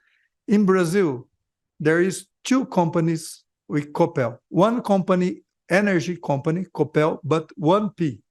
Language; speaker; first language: English; non-native, learner; Portuguese